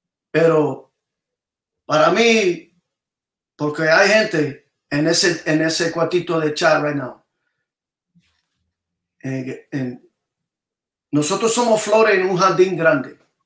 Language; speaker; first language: Spanish; early bilingual, other home language; English